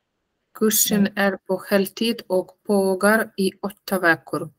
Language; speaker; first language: Swedish; non-native, learner; Russian